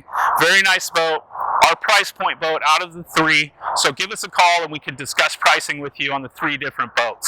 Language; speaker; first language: English; native; English